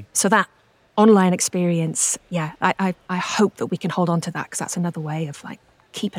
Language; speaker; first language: English; native; English